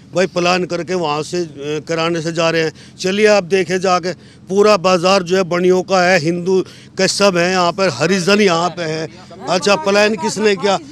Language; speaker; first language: Hindi; native; Hindi